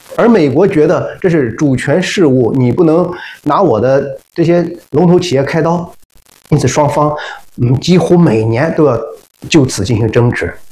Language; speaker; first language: Chinese; native; Chinese